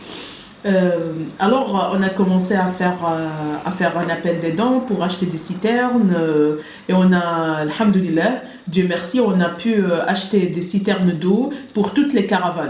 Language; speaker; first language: French; non-native, local second language; Arabic